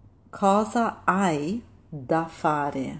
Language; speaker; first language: Italian; non-native, fluent; English